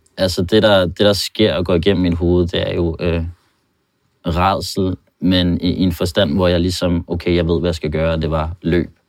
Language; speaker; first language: Danish; non-native, fluent; Norwegian